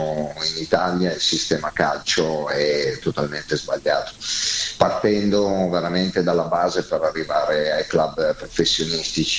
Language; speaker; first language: Italian; native; Italian